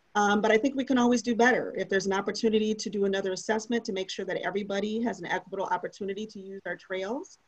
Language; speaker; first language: English; native; English